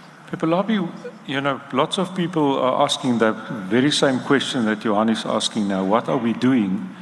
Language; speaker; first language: English; non-native, local second language; Afrikaans